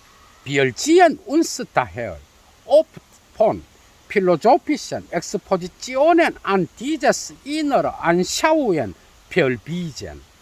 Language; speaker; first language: German; non-native, fluent; Korean